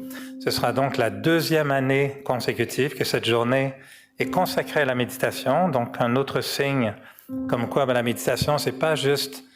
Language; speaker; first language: French; native; French